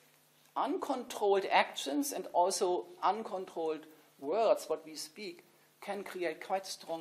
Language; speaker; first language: English; non-native, fluent; German